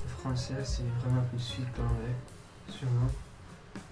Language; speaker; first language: French; non-native, fluent; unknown